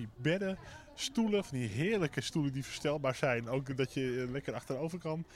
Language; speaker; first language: Dutch; native; Dutch